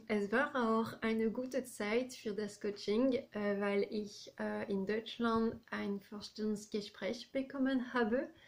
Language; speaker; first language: German; non-native, learner; French